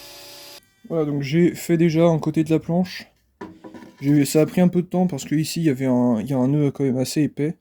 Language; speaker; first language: French; native; French